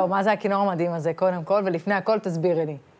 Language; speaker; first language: Hebrew; native; Hebrew